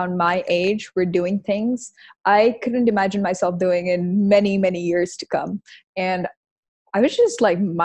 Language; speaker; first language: English; non-native, local second language; Hindi